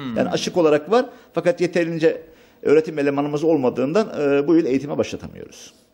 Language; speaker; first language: Turkish; native; Turkish